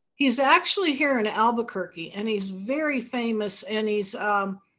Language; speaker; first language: English; native; English